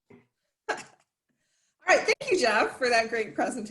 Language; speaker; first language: English; native; English